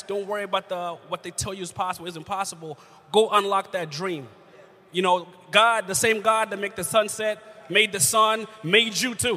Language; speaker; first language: English; non-native, local second language; Ganda